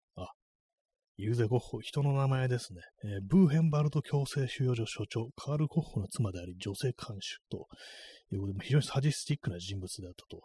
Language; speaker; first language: Japanese; native; Japanese